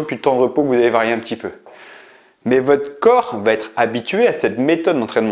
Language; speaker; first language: French; native; French